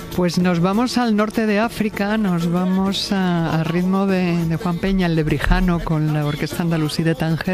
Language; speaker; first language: Spanish; native; Spanish